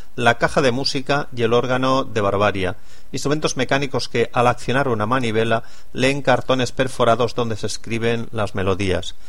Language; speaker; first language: Spanish; non-native, local second language; Catalan